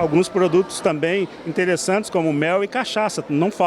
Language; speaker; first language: Portuguese; native; Portuguese